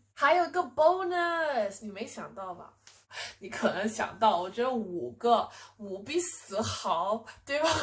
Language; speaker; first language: Chinese; non-native, fluent; English